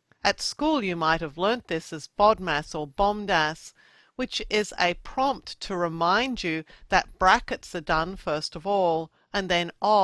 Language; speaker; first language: English; native; English